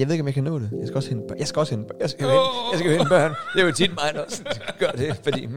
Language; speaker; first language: Danish; native; Danish